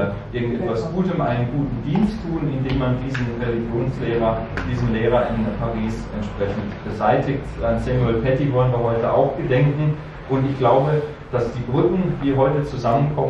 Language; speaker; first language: German; native; German